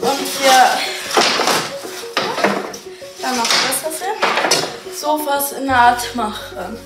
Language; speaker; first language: German; non-native, learner; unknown